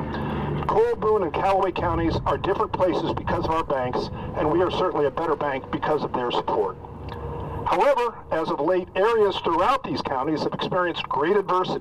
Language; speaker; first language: English; native; English